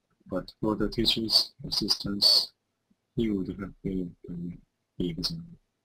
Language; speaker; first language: English; non-native, learner; Korean